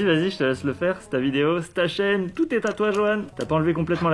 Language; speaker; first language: French; native; French